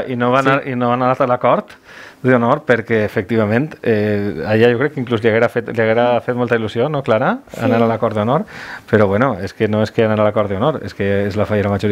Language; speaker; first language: Catalan; native; Catalan